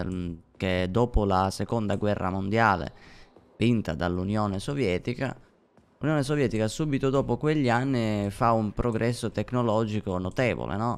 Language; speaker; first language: Italian; native; Italian